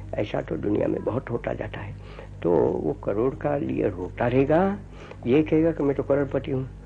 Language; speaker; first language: Hindi; non-native, local second language; Gujarati